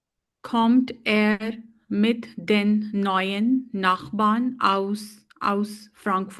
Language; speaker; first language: German; non-native, learner; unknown